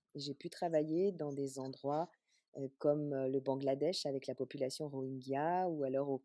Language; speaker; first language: French; native; French